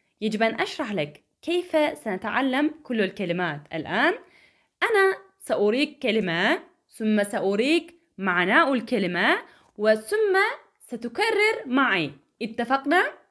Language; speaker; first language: Arabic; non-native, fluent; Turkish